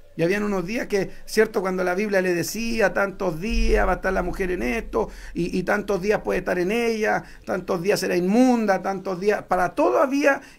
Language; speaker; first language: Spanish; native; Spanish